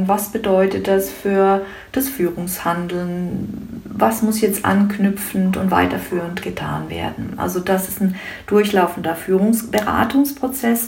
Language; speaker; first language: German; native; German